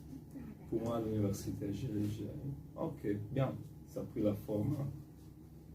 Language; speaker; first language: French; non-native, fluent; Italian